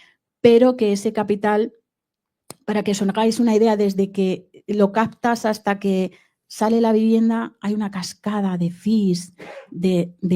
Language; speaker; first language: Spanish; native; Spanish